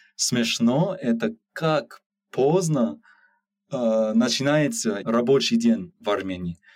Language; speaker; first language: Russian; non-native, fluent; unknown